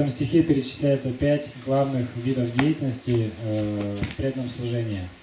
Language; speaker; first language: Russian; native; Russian